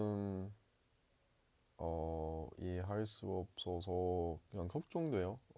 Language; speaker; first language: Korean; non-native, learner; English